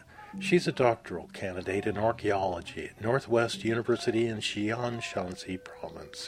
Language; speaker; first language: English; native; English